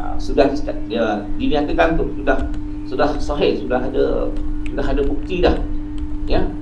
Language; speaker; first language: Malay; native; Malay